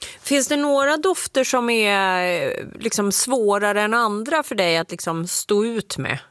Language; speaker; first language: Swedish; native; Swedish